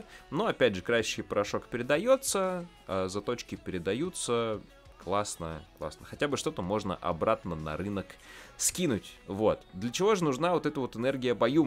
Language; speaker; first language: Russian; native; Russian